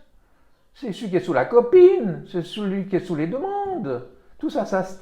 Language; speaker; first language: French; native; French